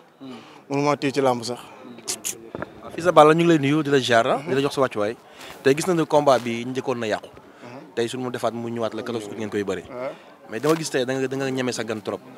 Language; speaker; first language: Wolof; native; Wolof